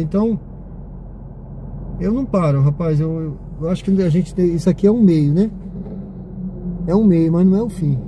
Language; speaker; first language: Portuguese; native; Portuguese